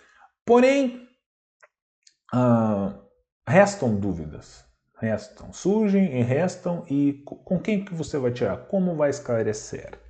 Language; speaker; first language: Portuguese; non-native, fluent; Russian